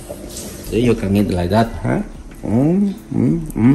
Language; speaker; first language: English; non-native, learner; Spanish